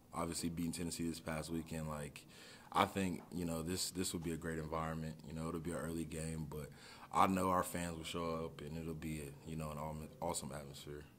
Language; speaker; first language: English; native; English